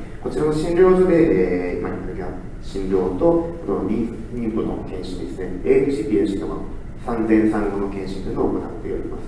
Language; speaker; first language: Japanese; native; Japanese